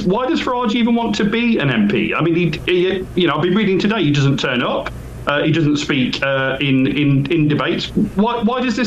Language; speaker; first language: English; native; English